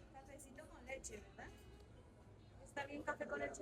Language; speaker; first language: Spanish; native; Spanish